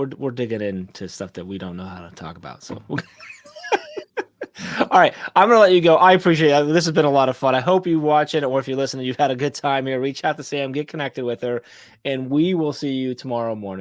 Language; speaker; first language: English; native; English